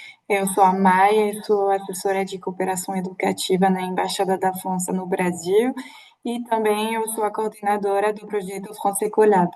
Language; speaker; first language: Portuguese; non-native, fluent; French